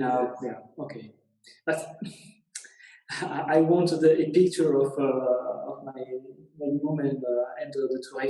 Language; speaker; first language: English; non-native, learner; Italian